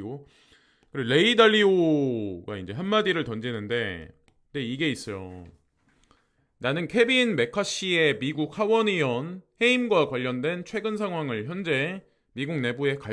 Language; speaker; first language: Korean; native; Korean